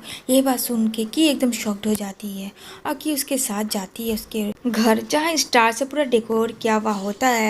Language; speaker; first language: Hindi; native; Hindi